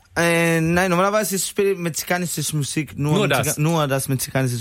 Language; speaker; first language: German; non-native, learner; Spanish